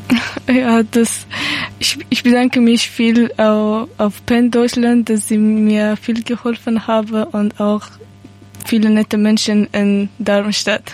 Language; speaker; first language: German; non-native, learner; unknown